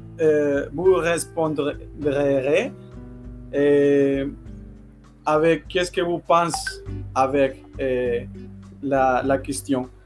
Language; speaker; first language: French; non-native, learner; Spanish